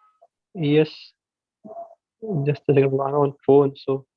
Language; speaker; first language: English; non-native, local second language; Hindi